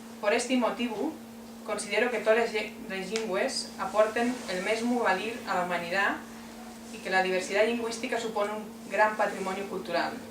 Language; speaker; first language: Asturian; non-native, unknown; Catalan